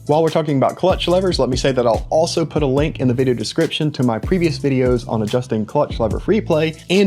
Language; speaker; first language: English; native; English